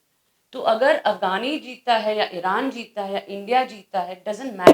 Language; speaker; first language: Hindi; native; Hindi